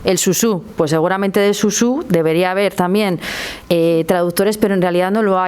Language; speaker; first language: Spanish; native; Spanish